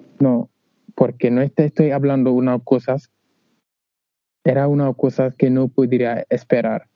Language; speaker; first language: Spanish; non-native, learner; Wolof